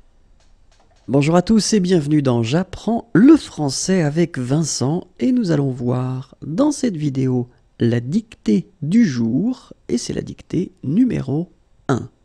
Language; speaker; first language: French; native; French